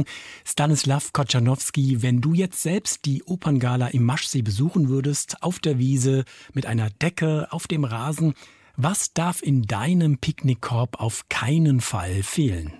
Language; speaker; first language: German; native; German